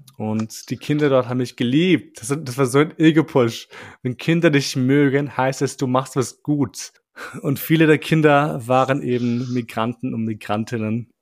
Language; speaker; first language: German; early bilingual, other home language; Albanian